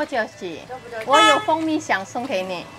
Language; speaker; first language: Chinese; non-native, fluent; Indonesian